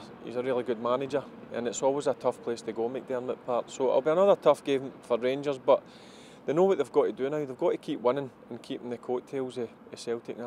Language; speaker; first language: English; native; English